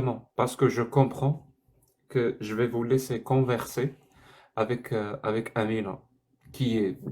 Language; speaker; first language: French; native; French